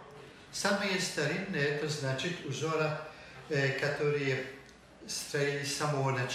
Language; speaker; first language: Russian; non-native, learner; Polish